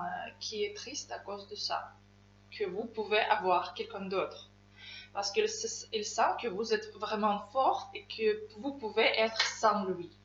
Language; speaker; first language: French; non-native, fluent; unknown